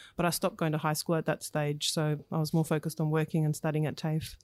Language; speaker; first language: English; early bilingual, other home language; Russian